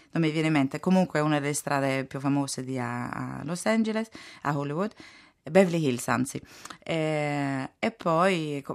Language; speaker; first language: Italian; non-native, fluent; Swedish